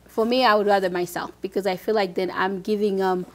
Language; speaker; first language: English; early bilingual, other home language; Haitian Creole